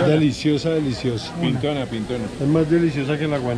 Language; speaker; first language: Spanish; native; Spanish